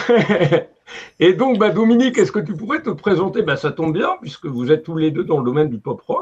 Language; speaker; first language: French; native; French